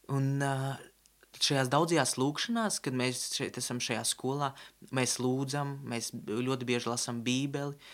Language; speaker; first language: Latvian; non-native, local second language; Russian